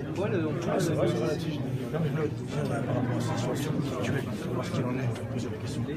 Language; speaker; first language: French; native; French